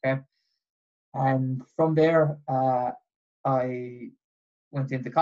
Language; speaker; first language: English; native; English